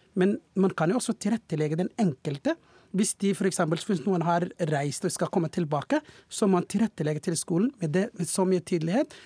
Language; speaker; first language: Norwegian; non-native, fluent; Somali